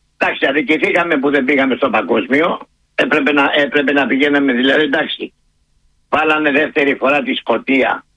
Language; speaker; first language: Greek; native; Greek